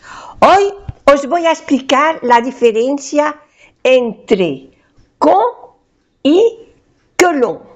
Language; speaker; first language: Spanish; non-native, fluent; French